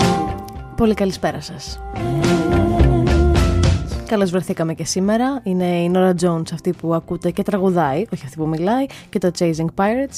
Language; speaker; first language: Greek; native; Greek